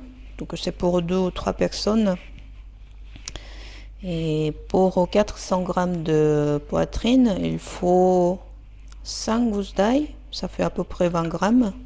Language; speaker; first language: French; non-native, fluent; Korean